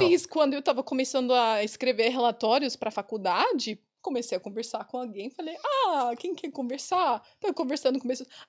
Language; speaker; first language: Portuguese; non-native, fluent; English